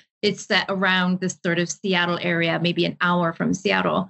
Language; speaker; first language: English; native; English